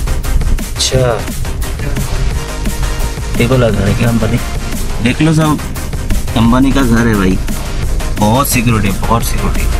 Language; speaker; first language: Hindi; non-native, local second language; Bangla